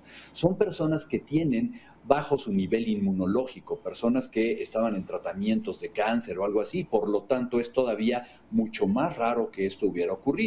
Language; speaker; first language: Spanish; native; Spanish